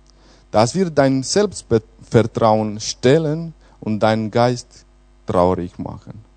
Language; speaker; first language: German; non-native, fluent; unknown